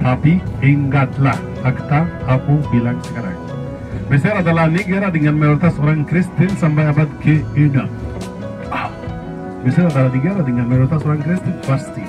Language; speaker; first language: Indonesian; non-native, fluent; Arabic